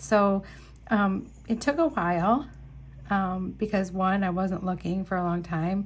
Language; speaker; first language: English; native; English